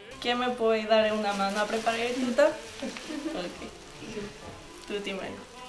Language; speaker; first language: Italian; non-native, learner; Spanish